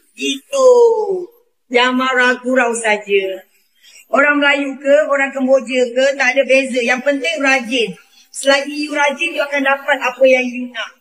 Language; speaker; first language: Malay; early bilingual, other home language; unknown